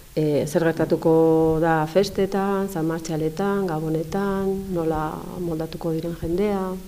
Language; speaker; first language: Basque; non-native, local second language; Spanish